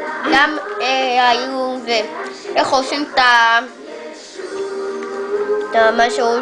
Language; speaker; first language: Hebrew; early bilingual, other home language; Spanish